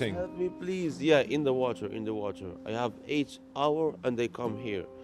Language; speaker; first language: English; non-native, learner; Arabic